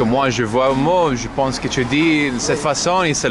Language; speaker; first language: French; non-native, learner; English